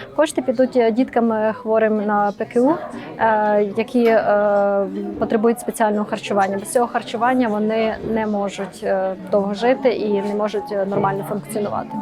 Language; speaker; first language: Ukrainian; native; Ukrainian